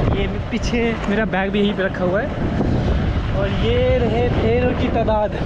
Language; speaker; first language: Hindi; native; Hindi